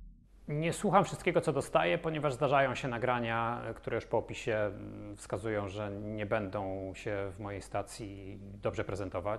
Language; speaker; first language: Polish; native; Polish